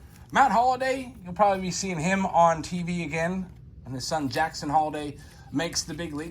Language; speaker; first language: English; native; English